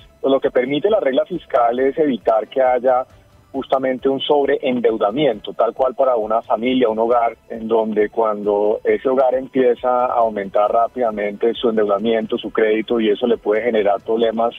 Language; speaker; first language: Spanish; native; Spanish